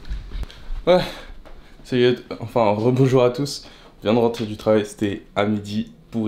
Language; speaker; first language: French; native; French